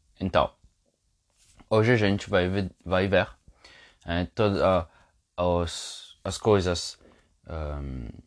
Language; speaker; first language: Portuguese; non-native, fluent; Italian